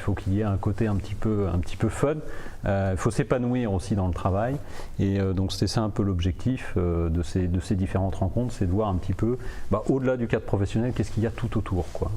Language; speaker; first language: French; native; French